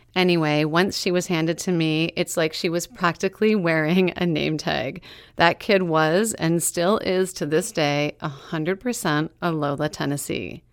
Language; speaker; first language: English; native; English